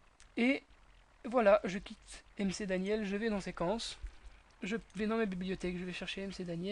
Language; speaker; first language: French; native; French